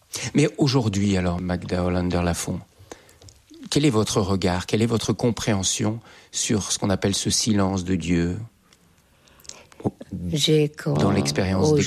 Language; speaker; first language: French; native; French